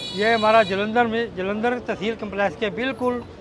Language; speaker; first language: Hindi; native; Hindi